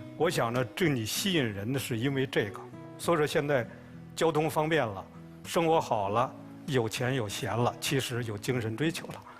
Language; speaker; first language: Chinese; native; Chinese